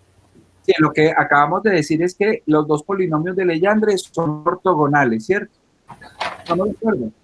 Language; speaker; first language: Spanish; native; Spanish